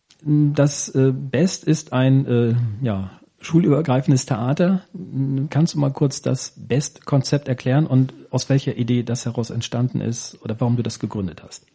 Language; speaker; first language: German; native; German